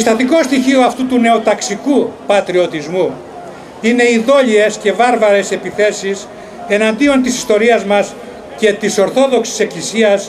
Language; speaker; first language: Greek; native; Greek